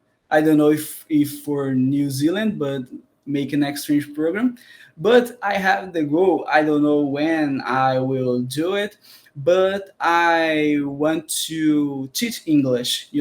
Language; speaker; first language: English; non-native, learner; Portuguese